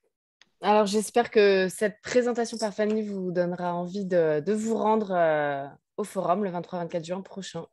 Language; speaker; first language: French; native; French